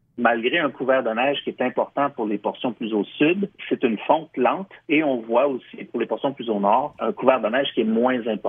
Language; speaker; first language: French; native; French